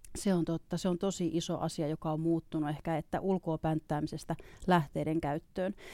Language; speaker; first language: Finnish; native; Finnish